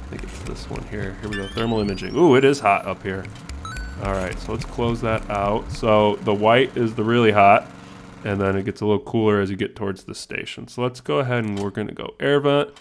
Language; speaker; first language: English; native; English